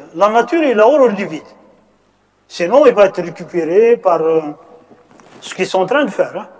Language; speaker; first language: French; non-native, local second language; Arabic